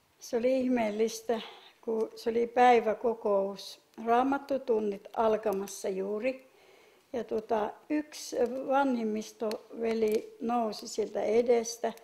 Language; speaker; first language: Finnish; non-native, local second language; Northern Sami